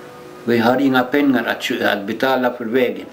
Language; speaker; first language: Swedish; early bilingual, heritage; Swedish